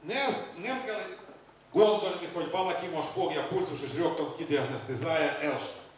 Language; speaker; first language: Hungarian; non-native, learner; Russian